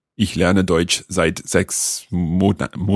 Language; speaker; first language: German; non-native, learner; English